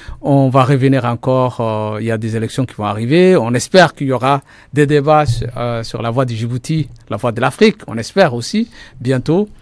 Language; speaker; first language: French; non-native, local second language; Somali